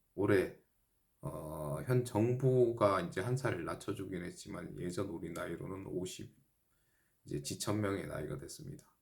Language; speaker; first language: Korean; native; Korean